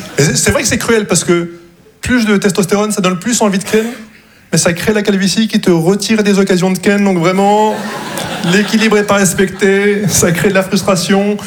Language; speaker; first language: French; non-native, local second language; Arabic